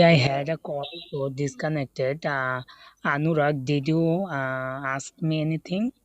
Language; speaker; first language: English; non-native, learner; Bangla